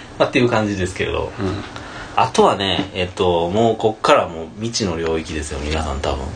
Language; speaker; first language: Japanese; native; Japanese